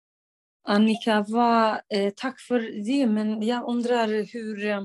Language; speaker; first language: Swedish; non-native, fluent; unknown